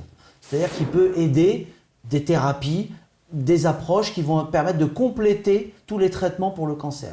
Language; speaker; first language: French; native; French